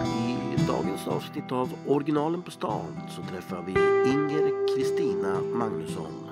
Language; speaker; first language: Swedish; native; Swedish